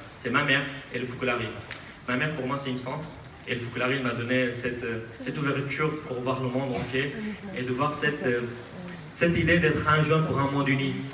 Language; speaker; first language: French; non-native, fluent; Aramaic